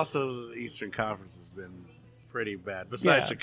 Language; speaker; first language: English; native; English